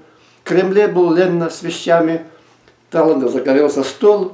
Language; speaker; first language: Russian; non-native, local second language; Lithuanian